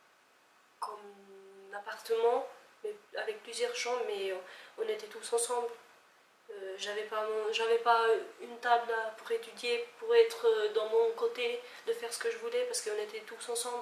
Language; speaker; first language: French; non-native, fluent; Albanian